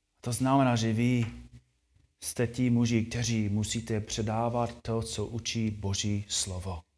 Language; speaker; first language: Czech; non-native, fluent; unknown